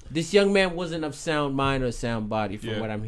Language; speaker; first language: English; native; English